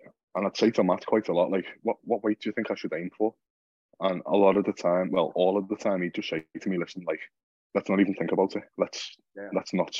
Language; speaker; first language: English; native; English